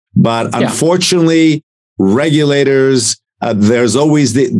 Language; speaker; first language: English; non-native, fluent; Italian